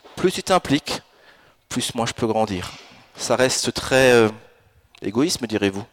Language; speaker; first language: French; early bilingual, other home language; Italian